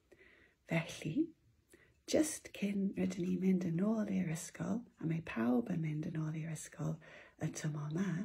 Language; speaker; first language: Welsh; non-native, local second language; English